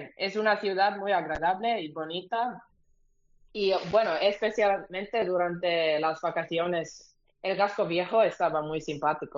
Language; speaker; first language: Spanish; non-native, learner; Finnish